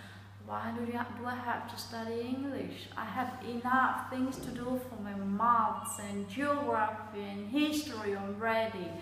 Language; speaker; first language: English; non-native, fluent; Vietnamese